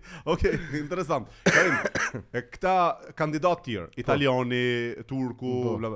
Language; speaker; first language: Albanian; native; Albanian